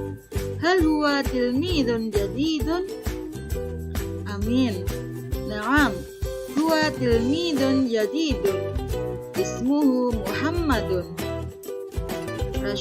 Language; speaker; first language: Arabic; non-native, fluent; Indonesian